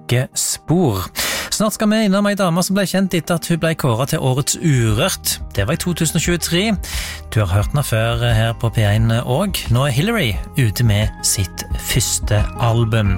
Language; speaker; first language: Norwegian; native; Norwegian